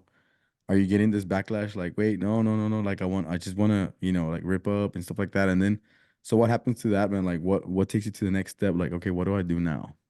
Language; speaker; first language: English; early bilingual, other home language; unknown